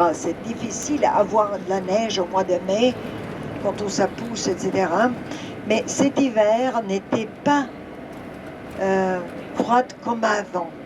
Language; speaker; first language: French; non-native, fluent; Serbian